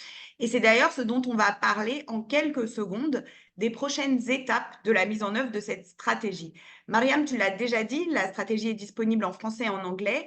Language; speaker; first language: French; native; French